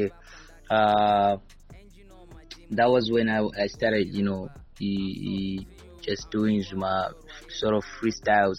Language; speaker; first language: English; non-native, local second language; Shona